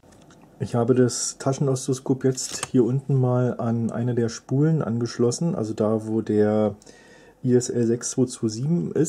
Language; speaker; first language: German; native; German